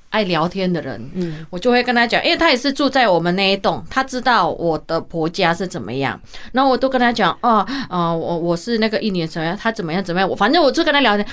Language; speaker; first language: Chinese; non-native, fluent; Hakka Chinese